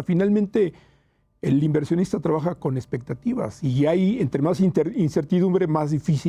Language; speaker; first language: Spanish; native; Spanish